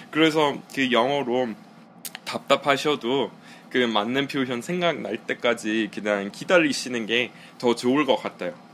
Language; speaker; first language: Korean; non-native, fluent; English